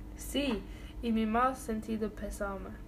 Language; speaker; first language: Spanish; non-native, learner; Norwegian